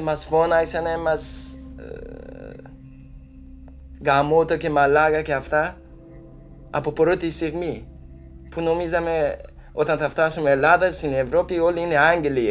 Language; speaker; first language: Greek; non-native, learner; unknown